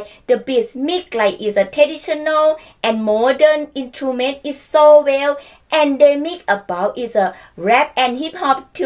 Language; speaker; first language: English; non-native, learner; Thai